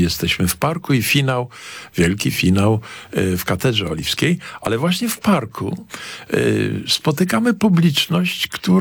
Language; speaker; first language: Polish; native; Polish